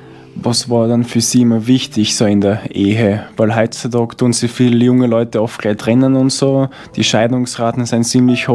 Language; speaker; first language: German; native; German